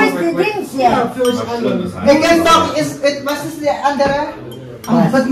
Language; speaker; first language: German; non-native, learner; Cebuano